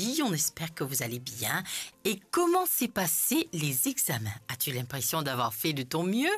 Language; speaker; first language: French; non-native, local second language; Morisyen